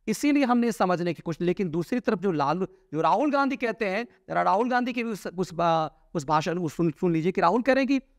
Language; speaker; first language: Hindi; native; Hindi